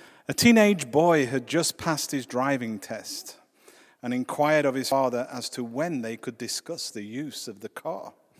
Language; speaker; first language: English; native; English